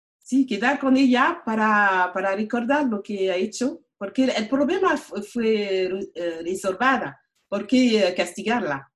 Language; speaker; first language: Spanish; non-native, learner; French